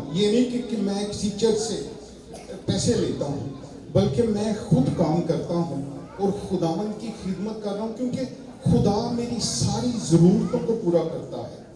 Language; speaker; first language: Urdu; non-native, local second language; Punjabi